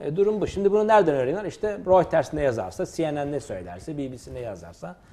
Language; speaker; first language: Turkish; native; Turkish